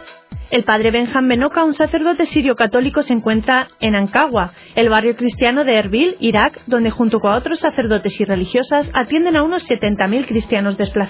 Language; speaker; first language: Spanish; native; Spanish